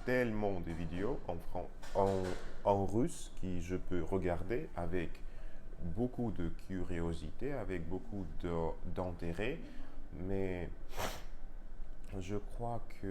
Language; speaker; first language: French; non-native, learner; Russian